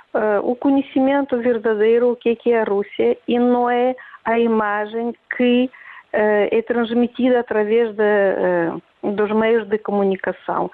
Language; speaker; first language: Portuguese; non-native, fluent; Russian